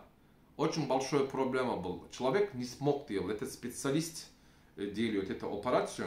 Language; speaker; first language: Russian; non-native, learner; Turkish